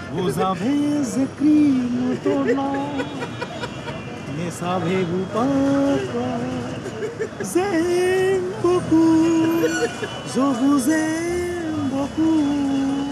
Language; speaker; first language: French; non-native, learner; Bangla